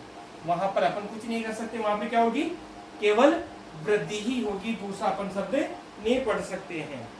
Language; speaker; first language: Hindi; native; Hindi